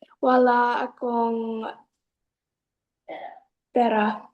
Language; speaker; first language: Filipino; non-native, learner; English